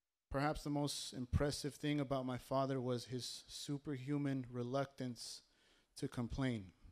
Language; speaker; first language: English; early bilingual, other home language; Spanish